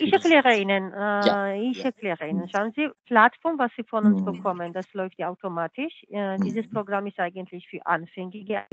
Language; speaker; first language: German; non-native, fluent; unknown